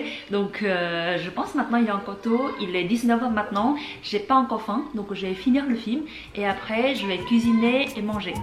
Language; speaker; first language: French; non-native, fluent; Vietnamese